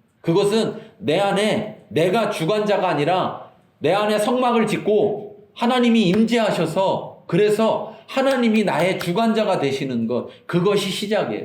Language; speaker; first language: Korean; native; Korean